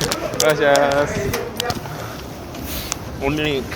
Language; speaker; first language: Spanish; non-native, learner; Korean